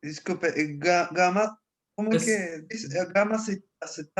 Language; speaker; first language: Portuguese; non-native, fluent; Spanish